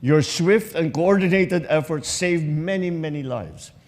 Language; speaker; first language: English; non-native, local second language; Filipino